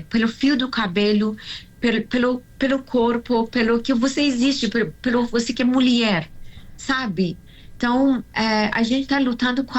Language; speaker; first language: Portuguese; non-native, learner; Persian